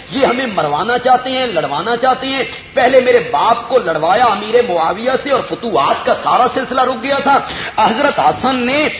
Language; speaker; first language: Urdu; non-native, local second language; Punjabi